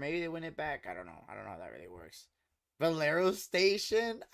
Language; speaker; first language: English; native; English